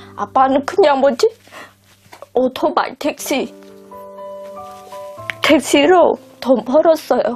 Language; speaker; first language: Korean; non-native, learner; Khmer